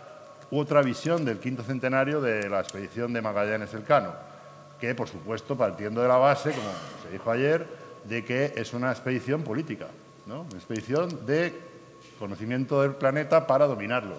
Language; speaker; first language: Spanish; native; Spanish